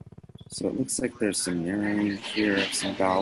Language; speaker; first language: English; native; English